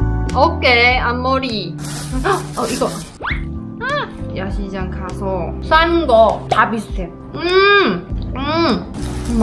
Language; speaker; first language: Korean; non-native, learner; Chinese